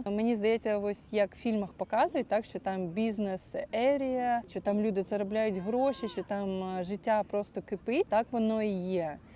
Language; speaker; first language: Ukrainian; non-native, local second language; Russian